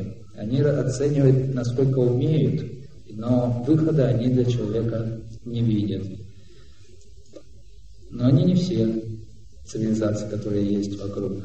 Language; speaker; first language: Russian; native; Russian